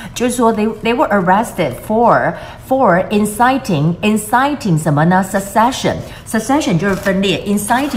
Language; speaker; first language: English; non-native, fluent; Chinese